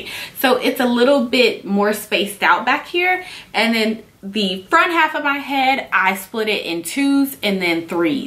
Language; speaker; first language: English; native; English